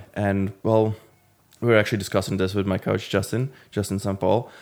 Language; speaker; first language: English; non-native, fluent; Latvian